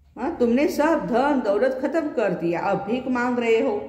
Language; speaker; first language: Hindi; non-native, local second language; Marathi